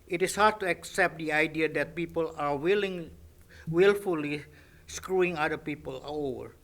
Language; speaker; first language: English; non-native, fluent; Indonesian